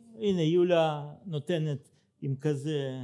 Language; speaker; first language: Hebrew; non-native, fluent; Russian